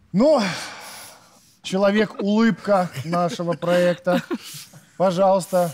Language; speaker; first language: Russian; native; Russian